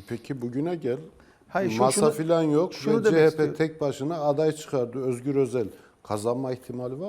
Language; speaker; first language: Turkish; native; Turkish